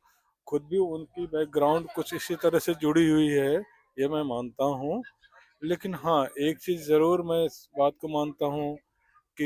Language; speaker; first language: Hindi; native; Hindi